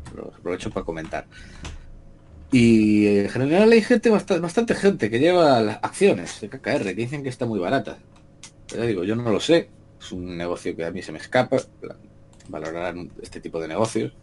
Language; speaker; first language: Spanish; native; Spanish